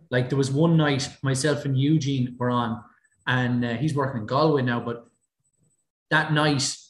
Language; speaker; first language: English; native; English